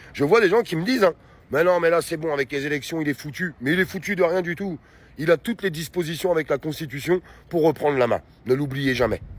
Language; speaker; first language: French; native; French